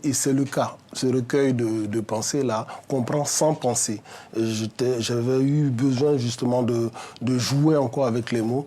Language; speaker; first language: French; native; French